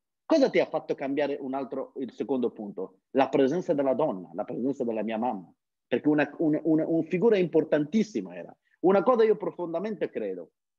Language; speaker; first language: Italian; non-native, fluent; Persian